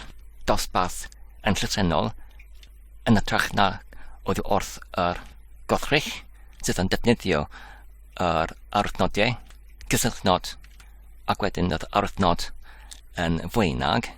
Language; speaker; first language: Welsh; non-native, learner; English